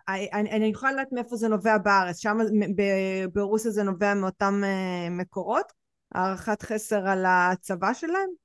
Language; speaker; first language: Hebrew; native; Hebrew